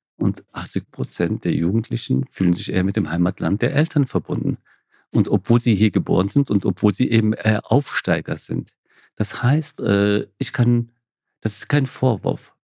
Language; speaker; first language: German; early bilingual, other home language; Kurdish